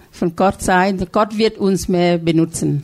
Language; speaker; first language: German; non-native, learner; Thai